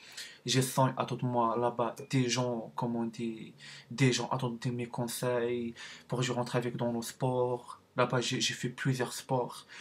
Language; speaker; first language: French; non-native, learner; Arabic